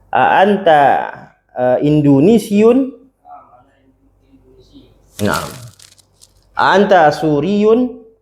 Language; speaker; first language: Arabic; non-native, fluent; Indonesian